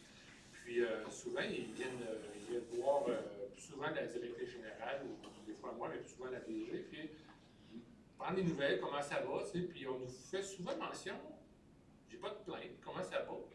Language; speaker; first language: French; native; French